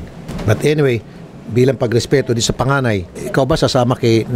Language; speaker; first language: Filipino; native; Filipino